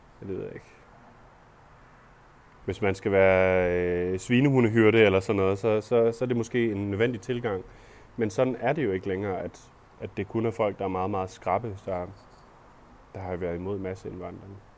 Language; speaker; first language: Danish; native; Danish